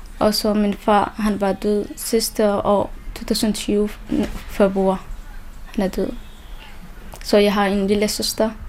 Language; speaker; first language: Danish; non-native, learner; Somali